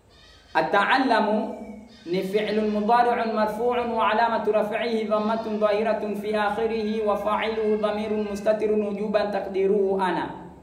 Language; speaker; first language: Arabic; non-native, fluent; Swahili